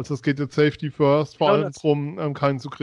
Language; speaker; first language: German; native; German